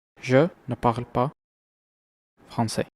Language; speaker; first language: French; non-native, learner; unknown